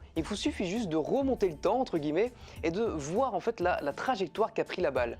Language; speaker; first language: French; native; French